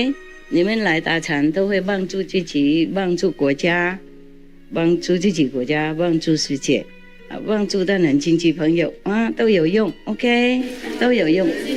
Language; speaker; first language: Chinese; non-native, learner; Vietnamese